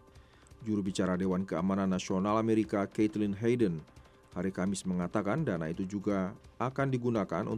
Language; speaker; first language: Indonesian; native; Indonesian